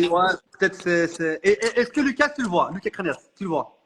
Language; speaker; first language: French; native; French